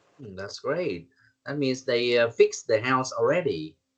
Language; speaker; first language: English; non-native, learner; Vietnamese